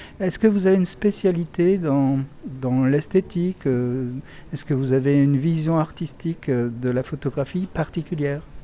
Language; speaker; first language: French; native; French